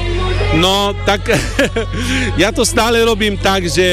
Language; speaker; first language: Slovak; non-native, local second language; Romany